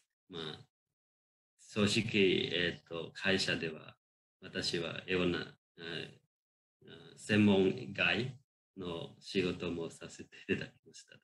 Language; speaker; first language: Japanese; non-native, fluent; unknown